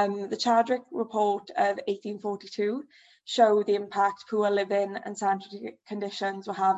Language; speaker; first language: English; native; English